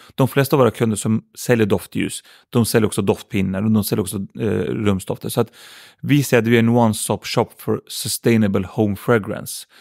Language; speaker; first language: Swedish; early bilingual, other home language; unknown